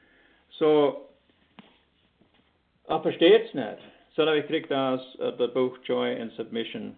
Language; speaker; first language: German; early bilingual, heritage; Pennsylvania German